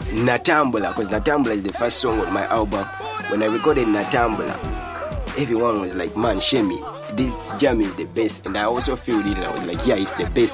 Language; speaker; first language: English; non-native, local second language; Ganda